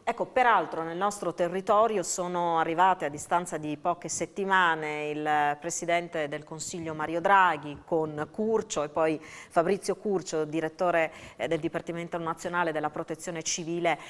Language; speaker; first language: Italian; native; Italian